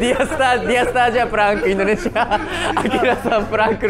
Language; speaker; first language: Indonesian; non-native, fluent; Japanese